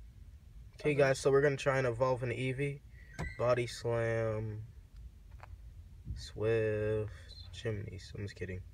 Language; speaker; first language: English; native; English